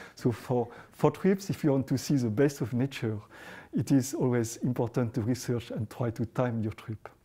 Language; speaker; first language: English; non-native, fluent; French